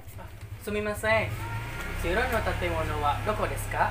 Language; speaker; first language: Japanese; non-native, learner; Indonesian